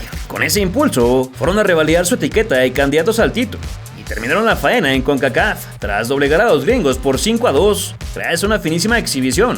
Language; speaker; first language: Spanish; native; Spanish